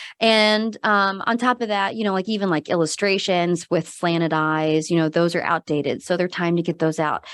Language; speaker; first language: English; native; English